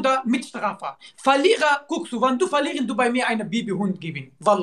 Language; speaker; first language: German; non-native, learner; Turkish